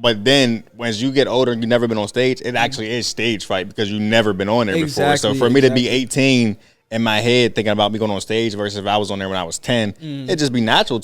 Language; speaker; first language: English; native; English